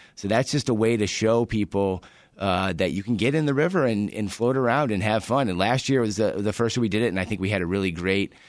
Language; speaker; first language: English; native; English